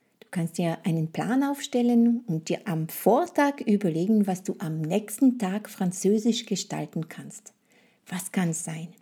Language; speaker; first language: German; non-native, fluent; French